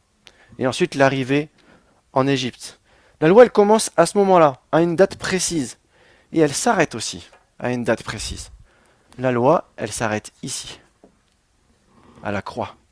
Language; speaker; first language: French; native; French